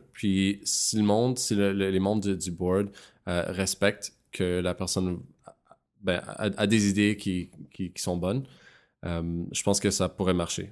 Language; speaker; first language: French; non-native, local second language; English